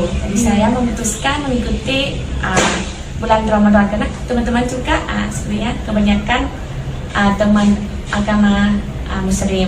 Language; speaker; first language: Indonesian; non-native, learner; Thai